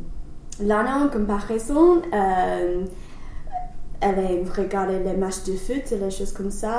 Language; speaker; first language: French; non-native, learner; English